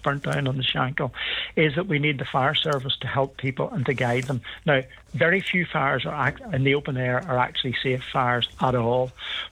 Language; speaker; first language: English; native; English